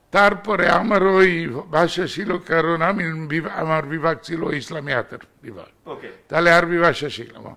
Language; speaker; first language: Bangla; non-native, fluent; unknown